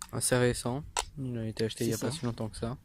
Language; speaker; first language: French; native; French